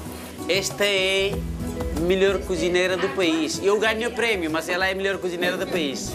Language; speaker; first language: Portuguese; non-native, fluent; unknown